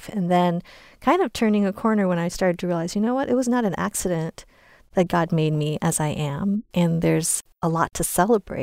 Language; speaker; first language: English; early bilingual, other home language; Chinese